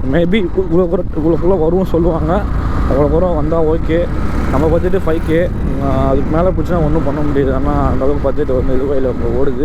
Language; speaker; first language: Tamil; native; Tamil